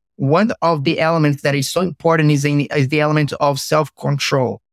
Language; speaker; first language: English; non-native, fluent; Portuguese